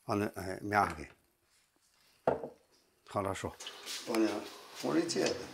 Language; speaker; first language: Russian; non-native, learner; Chinese